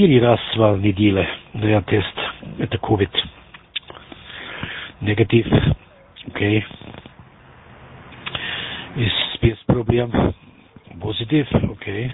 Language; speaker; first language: Russian; non-native, learner; German